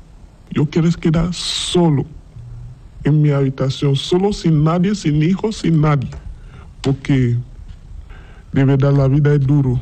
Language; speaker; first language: Spanish; non-native, learner; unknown